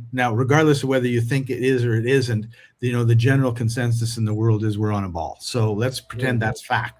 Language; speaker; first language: English; native; English